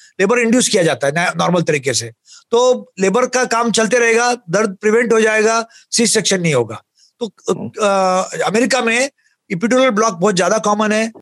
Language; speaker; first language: Hindi; native; Hindi